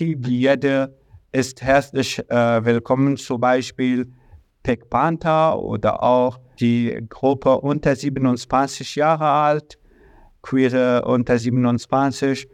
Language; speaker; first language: German; non-native, learner; Arabic